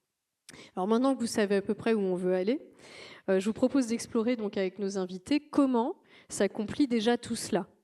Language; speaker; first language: French; native; French